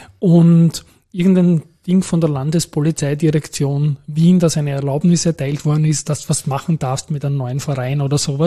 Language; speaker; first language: German; native; German